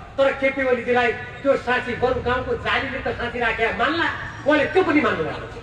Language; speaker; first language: Nepali; native; Nepali